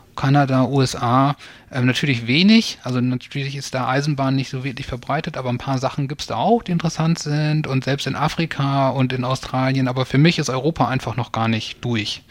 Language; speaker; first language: German; native; German